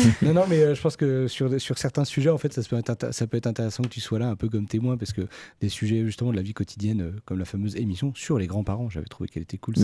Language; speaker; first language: French; native; French